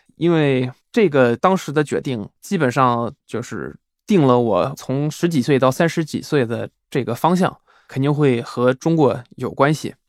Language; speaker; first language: Chinese; non-native, fluent; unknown